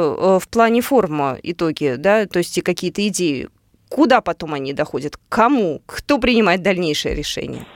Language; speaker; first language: Russian; native; Russian